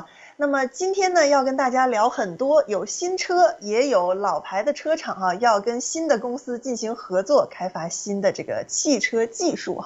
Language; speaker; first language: Chinese; native; Chinese